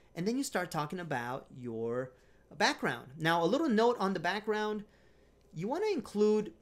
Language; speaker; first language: English; non-native, fluent; Romanian